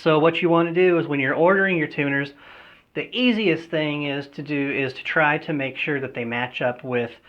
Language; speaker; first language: English; native; English